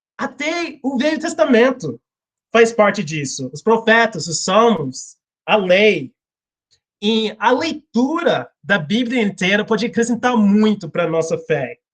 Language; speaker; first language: Portuguese; non-native, fluent; English